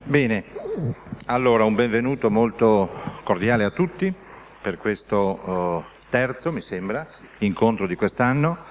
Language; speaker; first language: Italian; native; Italian